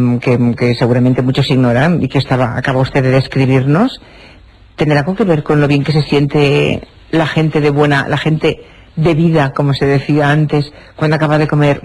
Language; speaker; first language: Spanish; native; Spanish